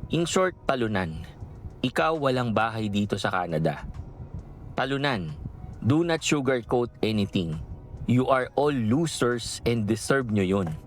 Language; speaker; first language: Filipino; native; Filipino